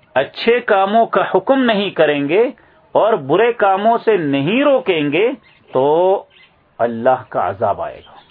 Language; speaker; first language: Urdu; native; Urdu